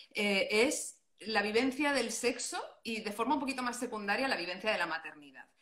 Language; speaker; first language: Spanish; non-native, local second language; Catalan